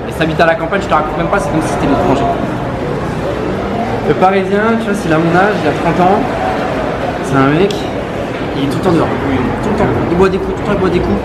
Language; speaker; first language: French; native; French